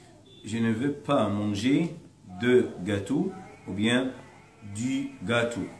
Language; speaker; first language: French; non-native, learner; Arabic